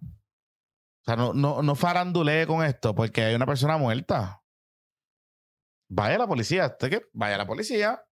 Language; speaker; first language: Spanish; native; Spanish